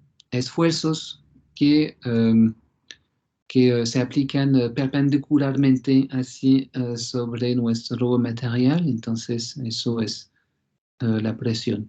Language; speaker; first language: Spanish; non-native, fluent; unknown